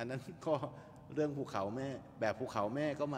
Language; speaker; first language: Thai; native; Thai